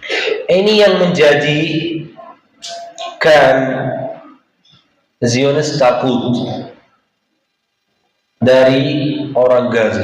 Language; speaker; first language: Indonesian; non-native, fluent; Arabic